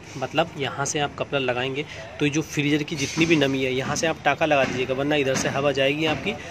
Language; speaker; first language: Hindi; native; Hindi